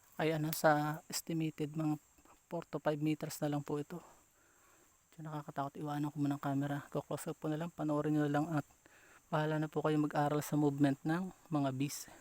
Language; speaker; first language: Filipino; native; Filipino